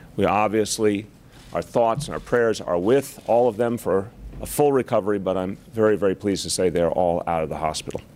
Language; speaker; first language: English; native; English